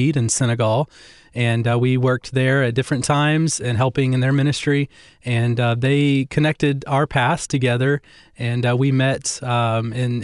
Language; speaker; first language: English; native; English